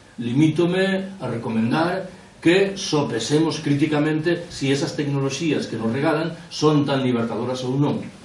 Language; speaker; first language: Galician; non-native, local second language; Spanish